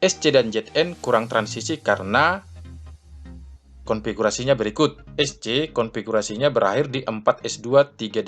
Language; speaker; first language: Indonesian; native; Indonesian